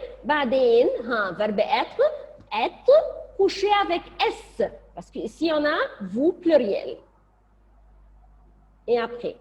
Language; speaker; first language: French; non-native, fluent; Arabic